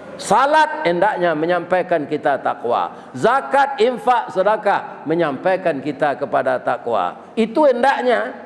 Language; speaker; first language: Malay; non-native, local second language; Minangkabau